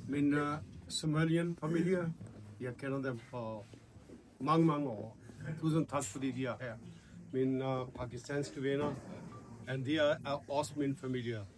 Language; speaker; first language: Danish; non-native, learner; Urdu